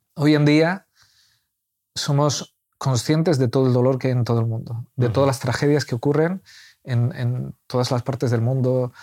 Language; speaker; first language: Spanish; native; Spanish